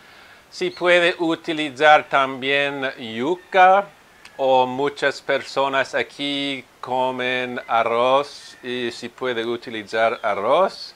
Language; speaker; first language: Spanish; non-native, fluent; Italian